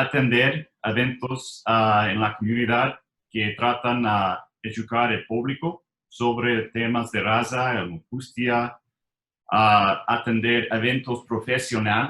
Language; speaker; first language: Spanish; non-native, learner; English